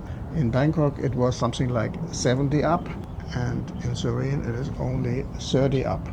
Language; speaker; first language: English; non-native, fluent; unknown